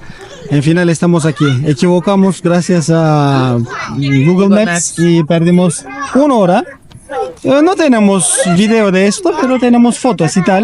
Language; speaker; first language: Spanish; non-native, learner; Turkish